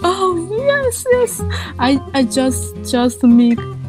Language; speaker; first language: English; non-native, learner; Chinese